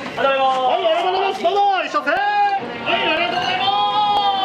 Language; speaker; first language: Japanese; native; Japanese